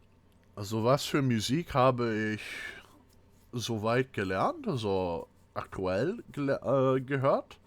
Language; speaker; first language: German; non-native, fluent; English